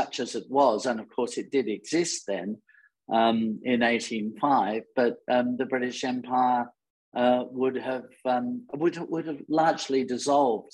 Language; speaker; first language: English; native; English